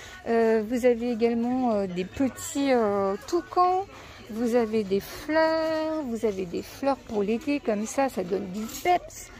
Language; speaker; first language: French; native; French